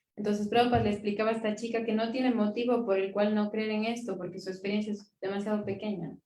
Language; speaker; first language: Spanish; native; Spanish